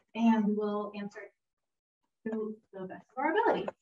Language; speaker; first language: English; early bilingual, heritage; Spanish